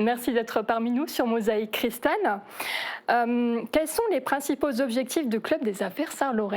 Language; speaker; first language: French; native; French